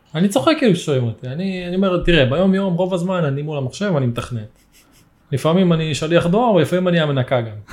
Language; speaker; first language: Hebrew; native; Hebrew